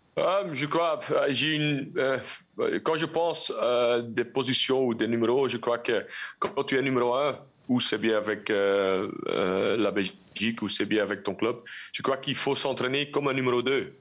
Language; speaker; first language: French; non-native, local second language; Dutch